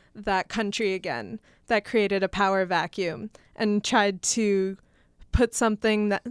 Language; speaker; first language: English; native; English